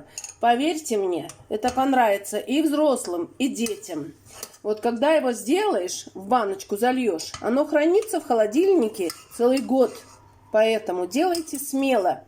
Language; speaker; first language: Russian; native; Russian